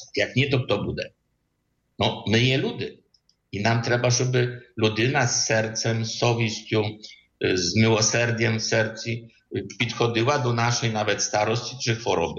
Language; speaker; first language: Polish; non-native, learner; Ukrainian